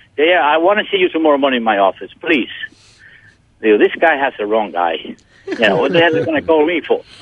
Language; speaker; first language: English; non-native, fluent; Spanish